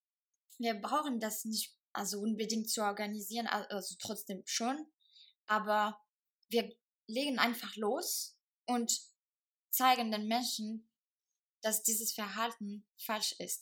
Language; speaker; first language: German; non-native, fluent; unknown